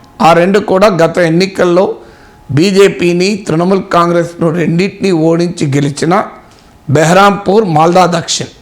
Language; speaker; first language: Telugu; native; Telugu